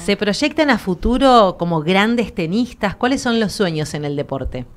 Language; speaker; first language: Spanish; native; Spanish